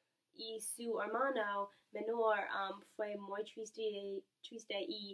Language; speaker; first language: Spanish; non-native, learner; English